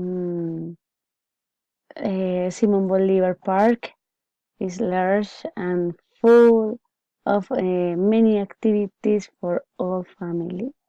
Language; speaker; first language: English; non-native, learner; Spanish